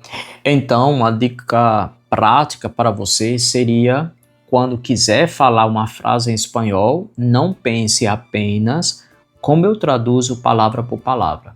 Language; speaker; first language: Portuguese; non-native, fluent; Spanish